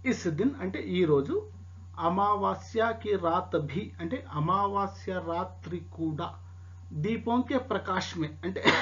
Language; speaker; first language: Telugu; non-native, local second language; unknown